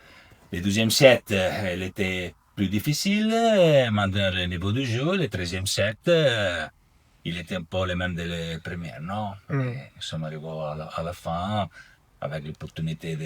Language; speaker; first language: French; non-native, learner; Italian